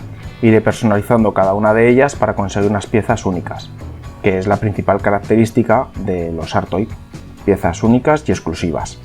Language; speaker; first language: Spanish; native; Spanish